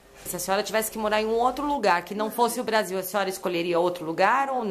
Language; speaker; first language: Portuguese; native; Portuguese